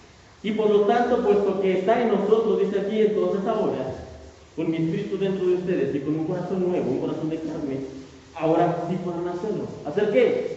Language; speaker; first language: Spanish; native; Spanish